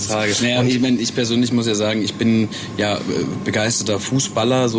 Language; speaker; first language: German; native; German